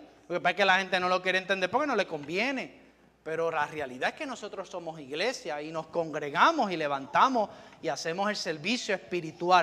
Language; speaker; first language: Spanish; native; Spanish